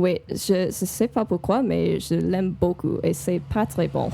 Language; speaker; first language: French; non-native, fluent; English